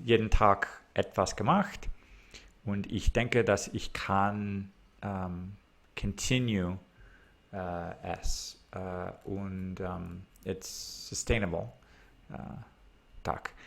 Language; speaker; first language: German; non-native, learner; English